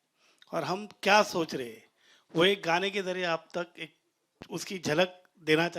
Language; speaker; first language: Hindi; native; Hindi